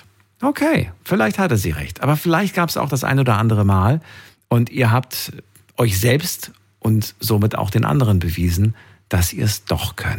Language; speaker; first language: German; native; German